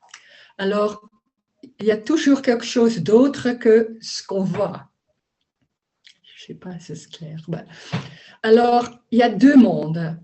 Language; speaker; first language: French; non-native, learner; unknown